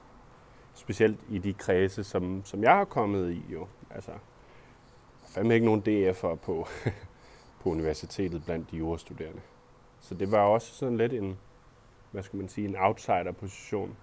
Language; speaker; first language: Danish; native; Danish